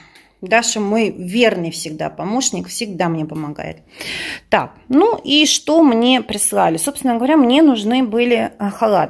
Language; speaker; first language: Russian; native; Russian